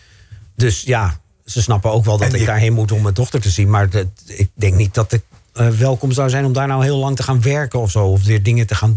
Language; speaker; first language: Dutch; native; Dutch